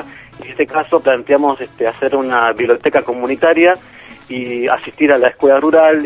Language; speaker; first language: Spanish; native; Spanish